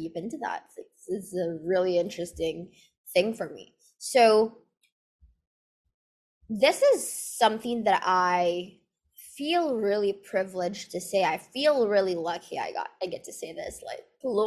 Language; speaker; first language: English; non-native, local second language; Filipino